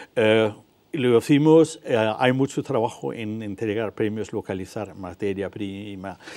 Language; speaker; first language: Spanish; non-native, fluent; Danish